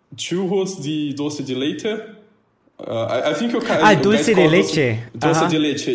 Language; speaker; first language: English; non-native, fluent; Portuguese